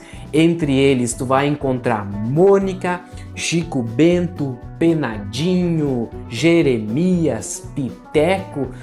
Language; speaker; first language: Portuguese; native; Portuguese